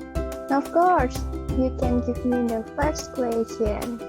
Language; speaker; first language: English; non-native, learner; Indonesian